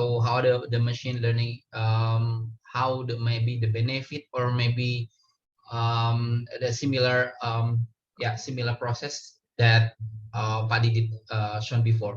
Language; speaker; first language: English; non-native, learner; Indonesian